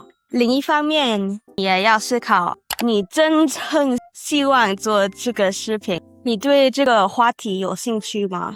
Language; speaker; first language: Chinese; non-native, learner; English